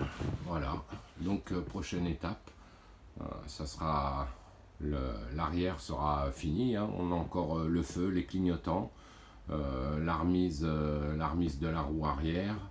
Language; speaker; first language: French; native; French